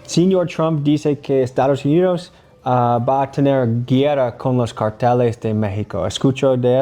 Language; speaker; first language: Spanish; non-native, learner; English